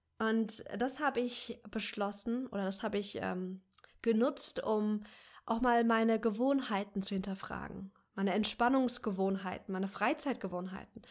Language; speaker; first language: German; native; German